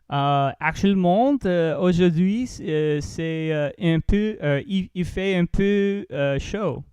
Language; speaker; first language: French; non-native, learner; English